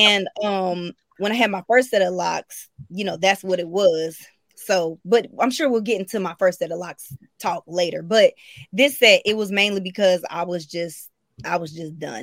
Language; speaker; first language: English; native; English